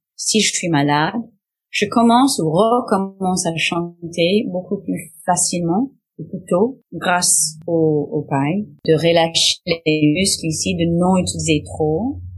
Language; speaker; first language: French; non-native, fluent; English